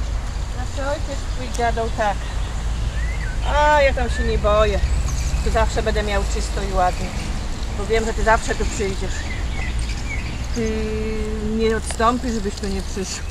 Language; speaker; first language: Polish; native; Polish